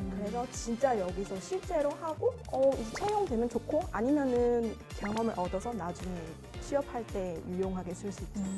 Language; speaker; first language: Korean; non-native, fluent; Vietnamese